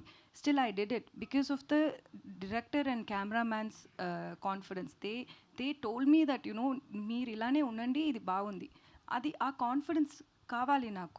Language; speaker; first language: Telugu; non-native, learner; Tamil